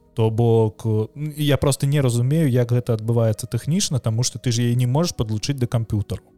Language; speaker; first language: Belarusian; non-native, local second language; Russian